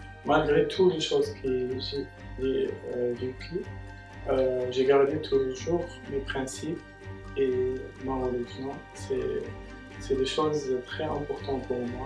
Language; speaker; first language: French; non-native, local second language; Arabic